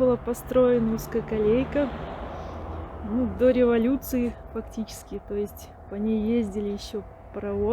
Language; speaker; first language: Russian; native; Russian